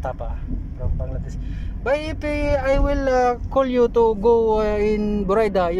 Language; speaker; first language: English; non-native, learner; Filipino